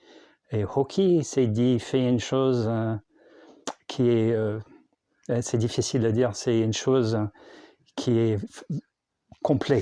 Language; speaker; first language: French; non-native, learner; English